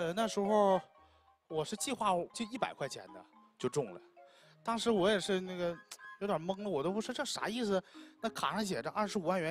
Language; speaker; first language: Chinese; native; Chinese